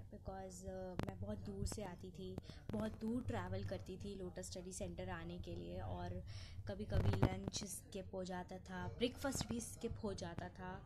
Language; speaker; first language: Hindi; native; Hindi